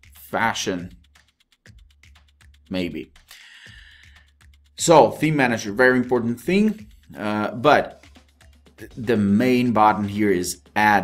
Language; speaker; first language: English; non-native, fluent; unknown